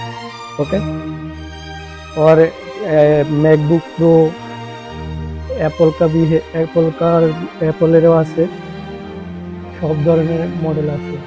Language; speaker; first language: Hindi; non-native, learner; Bangla